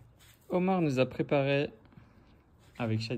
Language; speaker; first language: French; native; French